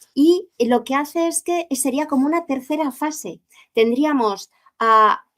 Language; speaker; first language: Spanish; native; Spanish